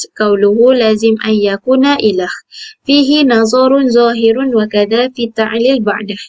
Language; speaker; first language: Arabic; non-native, learner; Malay